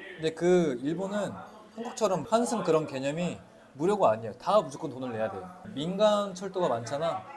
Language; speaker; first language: Korean; native; Korean